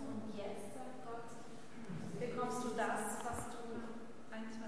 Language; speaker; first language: German; non-native, fluent; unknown